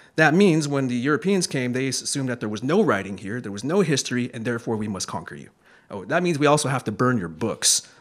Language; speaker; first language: English; native; English